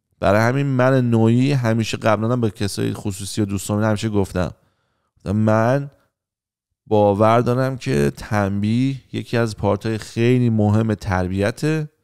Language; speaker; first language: Persian; native; Persian